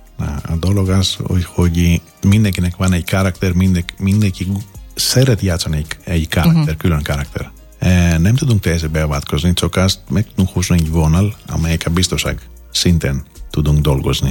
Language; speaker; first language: Hungarian; non-native, learner; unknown